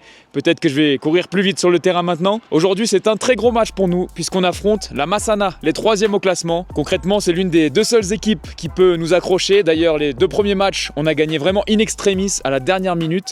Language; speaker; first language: French; native; French